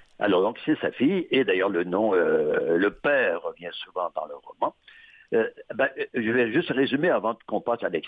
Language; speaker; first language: French; native; French